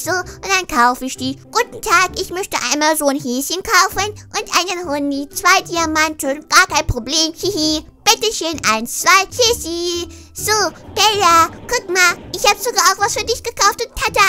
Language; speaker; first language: German; native; German